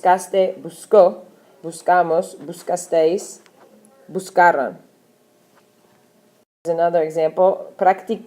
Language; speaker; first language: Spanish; non-native, fluent; English